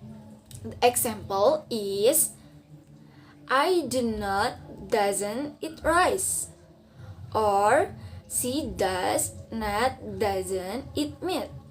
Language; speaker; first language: English; non-native, learner; Indonesian